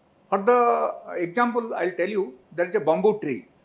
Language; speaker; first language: English; non-native, local second language; Telugu